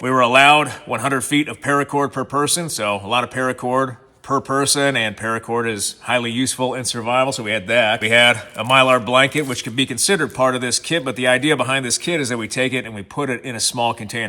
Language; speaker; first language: English; native; English